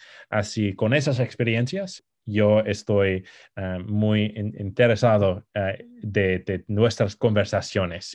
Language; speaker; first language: Spanish; non-native, fluent; English